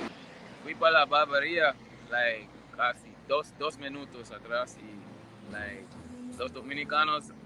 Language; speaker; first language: Spanish; non-native, learner; English